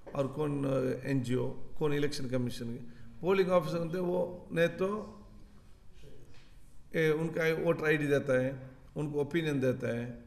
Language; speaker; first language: Hindi; non-native, local second language; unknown